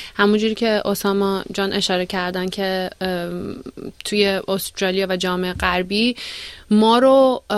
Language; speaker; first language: Persian; native; Persian